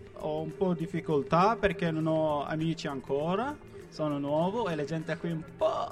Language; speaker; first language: Italian; non-native, learner; Turkmen